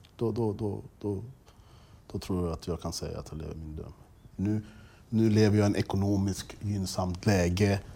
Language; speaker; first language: Swedish; early bilingual, other home language; English